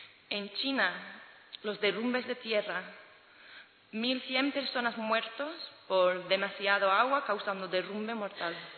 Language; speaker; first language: Spanish; non-native, fluent; English